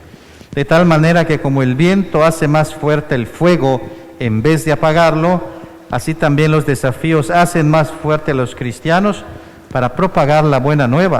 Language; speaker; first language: Spanish; native; Spanish